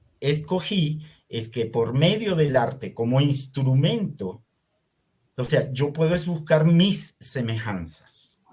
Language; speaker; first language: Spanish; early bilingual, other home language; Hungarian